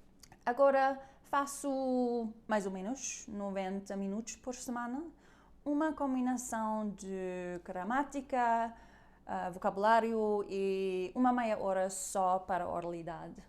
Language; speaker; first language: Portuguese; non-native, learner; German